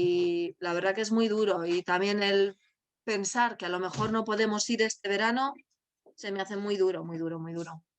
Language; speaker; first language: Spanish; non-native, local second language; Basque